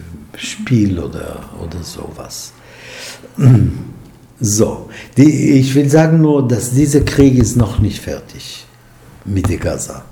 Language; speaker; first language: German; non-native, fluent; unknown